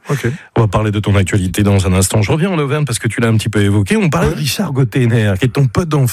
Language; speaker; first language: French; native; French